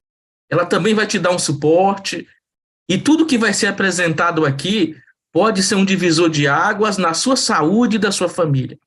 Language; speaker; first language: Portuguese; native; Portuguese